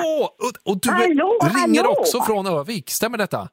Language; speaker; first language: Swedish; native; Swedish